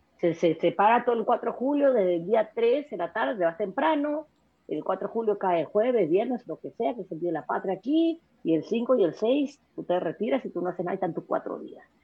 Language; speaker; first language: Spanish; native; Spanish